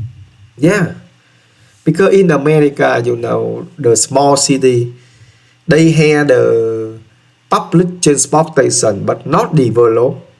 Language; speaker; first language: English; non-native, learner; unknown